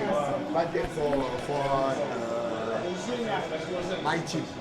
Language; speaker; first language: English; non-native, learner; French